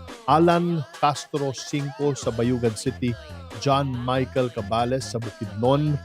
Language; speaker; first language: Cebuano; native; Cebuano